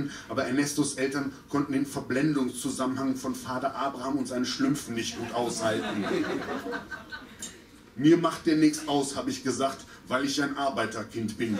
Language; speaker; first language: German; native; German